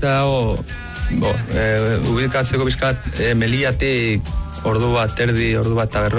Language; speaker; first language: Basque; early bilingual, other home language; Arabic